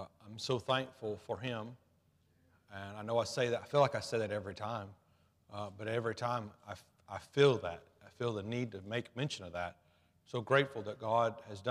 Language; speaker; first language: English; native; English